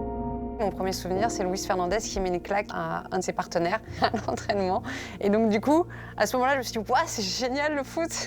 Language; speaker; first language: French; native; French